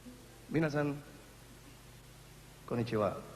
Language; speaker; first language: Japanese; non-native, learner; Spanish